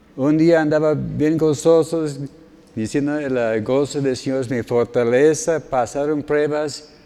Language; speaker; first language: Spanish; non-native, fluent; English